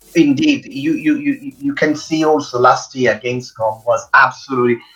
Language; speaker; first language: English; non-native, fluent; Italian